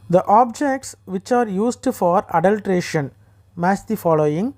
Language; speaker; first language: English; non-native, local second language; Tamil